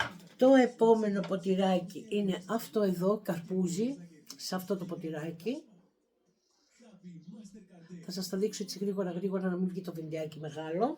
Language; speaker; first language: Greek; native; Greek